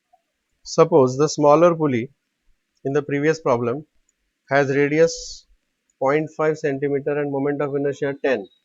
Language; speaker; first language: English; non-native, local second language; Hindi